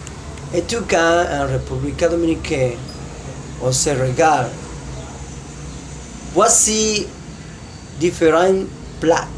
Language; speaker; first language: French; non-native, learner; Spanish